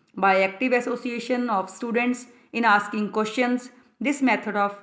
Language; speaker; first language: English; non-native, local second language; Punjabi